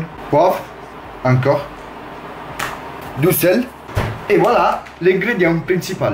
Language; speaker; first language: French; non-native, learner; Italian